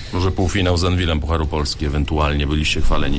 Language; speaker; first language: Polish; native; Polish